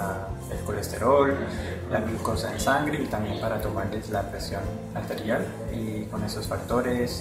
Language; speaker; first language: Spanish; early bilingual, heritage; Spanish